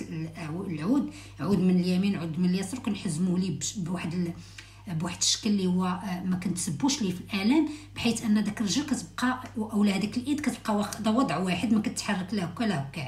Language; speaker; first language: Arabic; native; Arabic